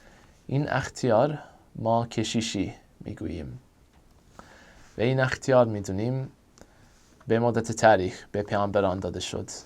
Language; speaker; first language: Persian; non-native, fluent; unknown